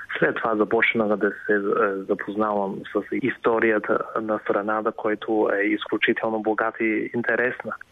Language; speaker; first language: Bulgarian; non-native, fluent; Chinese